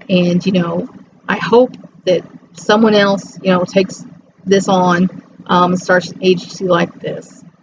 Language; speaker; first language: English; native; English